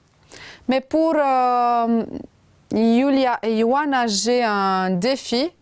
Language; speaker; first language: French; non-native, fluent; Romanian